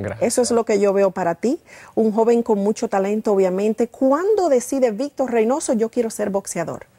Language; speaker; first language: Spanish; native; Spanish